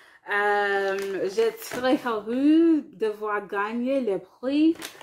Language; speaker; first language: French; non-native, learner; English